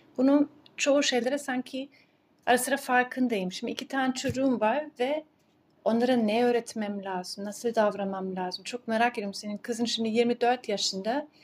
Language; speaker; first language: Turkish; early bilingual, heritage; Turkish